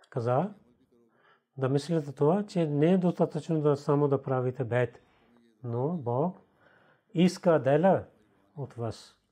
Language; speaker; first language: Bulgarian; non-native, learner; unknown